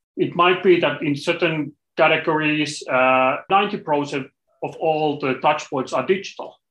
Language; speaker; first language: English; non-native, fluent; Finnish